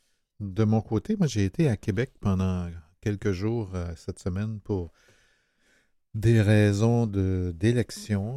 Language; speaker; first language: French; native; French